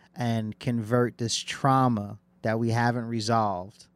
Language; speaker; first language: English; native; English